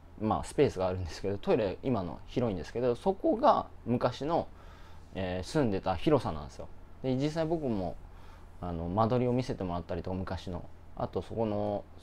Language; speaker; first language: Japanese; native; Japanese